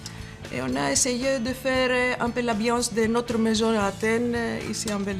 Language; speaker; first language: French; non-native, learner; Greek